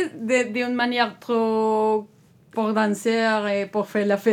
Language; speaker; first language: French; non-native, learner; Spanish